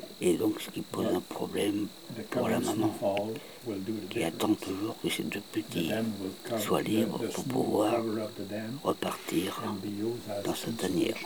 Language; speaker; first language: French; native; French